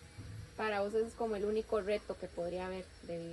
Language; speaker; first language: Spanish; native; Spanish